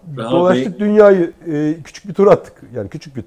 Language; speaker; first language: Turkish; native; Turkish